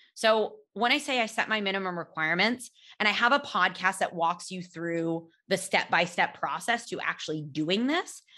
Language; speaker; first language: English; native; English